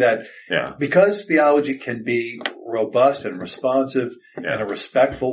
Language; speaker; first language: English; native; English